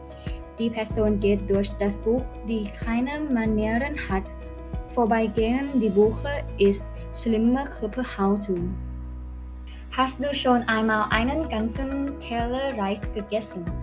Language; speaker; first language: German; non-native, learner; Thai